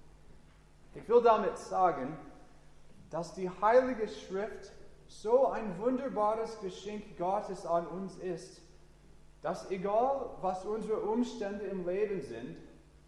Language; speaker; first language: German; non-native, fluent; English